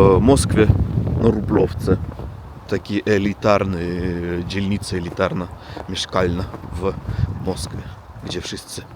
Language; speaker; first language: Polish; non-native, fluent; Russian